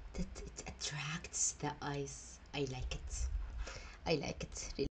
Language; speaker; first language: English; non-native, fluent; Arabic